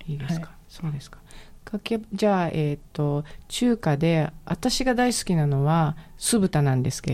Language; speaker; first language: Japanese; native; Japanese